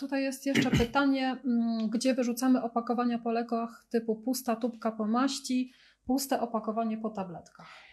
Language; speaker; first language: Polish; native; Polish